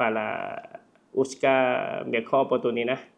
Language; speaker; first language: Spanish; non-native, learner; Chinese